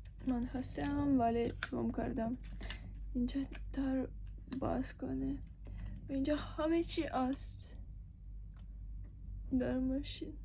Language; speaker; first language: Persian; non-native, learner; Ukrainian